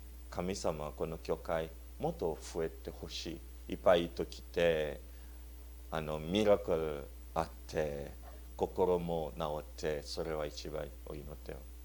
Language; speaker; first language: Japanese; non-native, learner; Luba-Lulua